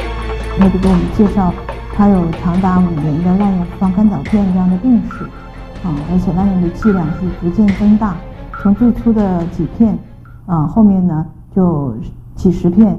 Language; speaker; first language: Chinese; native; Chinese